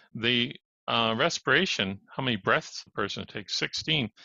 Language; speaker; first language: English; native; English